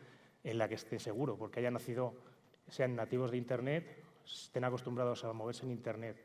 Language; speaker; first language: Spanish; native; Spanish